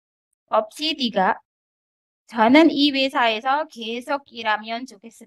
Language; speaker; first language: Korean; non-native, fluent; Indonesian